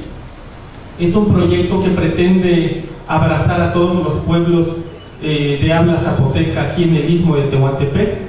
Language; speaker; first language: Spanish; non-native, local second language; Zapotec